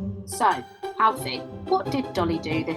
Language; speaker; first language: English; native; English